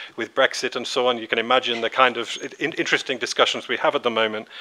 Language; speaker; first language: English; native; English